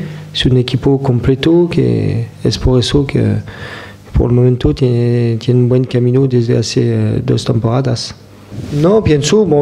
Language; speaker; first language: Spanish; non-native, fluent; French